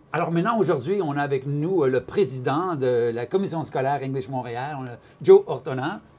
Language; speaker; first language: French; native; French